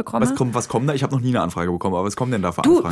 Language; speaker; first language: German; native; German